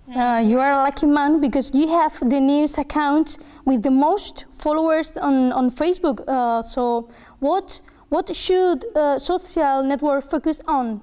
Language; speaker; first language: English; non-native, fluent; Spanish